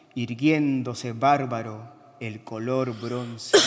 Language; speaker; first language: Spanish; native; Spanish